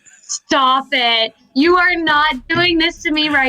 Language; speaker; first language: English; native; English